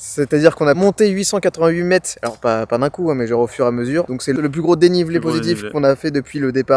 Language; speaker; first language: French; native; French